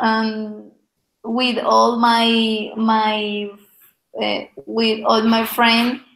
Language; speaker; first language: English; non-native, learner; Spanish